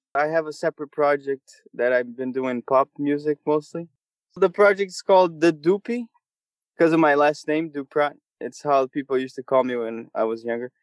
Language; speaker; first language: English; non-native, fluent; Portuguese